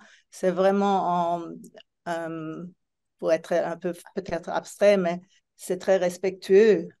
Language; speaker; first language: French; non-native, fluent; Italian